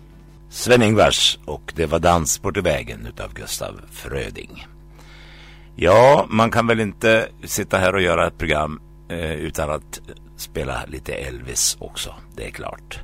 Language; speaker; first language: Swedish; native; Swedish